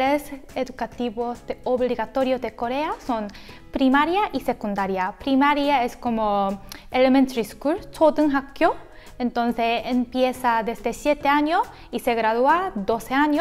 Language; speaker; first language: Spanish; non-native, fluent; Korean